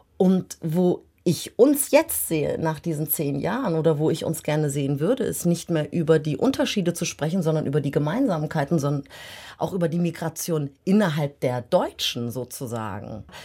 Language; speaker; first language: German; native; German